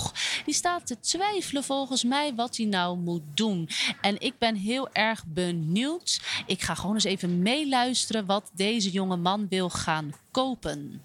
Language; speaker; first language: Dutch; native; Dutch